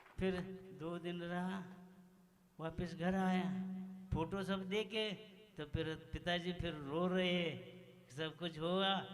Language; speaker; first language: Hindi; non-native, local second language; Kannada